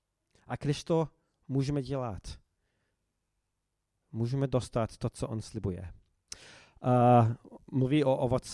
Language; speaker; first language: Czech; non-native, fluent; English